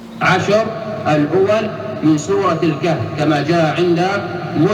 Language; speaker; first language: Arabic; native; Arabic